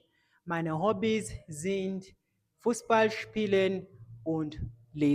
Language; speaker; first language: German; non-native, fluent; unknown